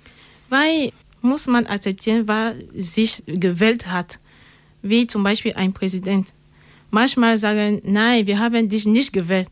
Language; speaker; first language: German; non-native, learner; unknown